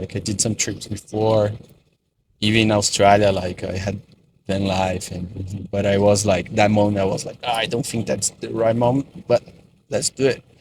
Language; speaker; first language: English; non-native, fluent; Portuguese